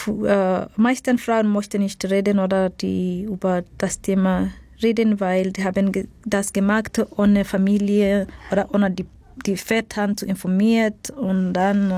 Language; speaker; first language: German; non-native, fluent; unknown